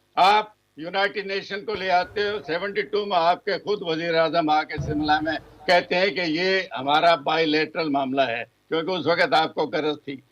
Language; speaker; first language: Hindi; native; Hindi